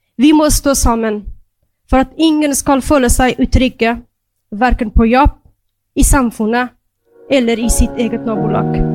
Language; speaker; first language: Norwegian; non-native, fluent; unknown